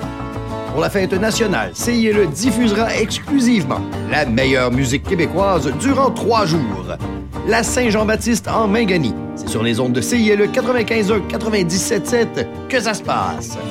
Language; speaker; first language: French; native; French